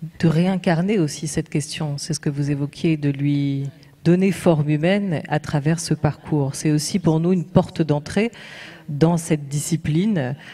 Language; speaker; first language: French; native; French